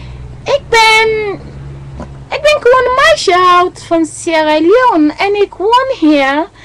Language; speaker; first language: Dutch; non-native, learner; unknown